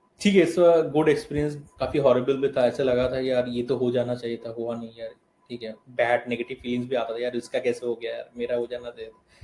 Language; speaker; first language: Hindi; non-native, local second language; Bangla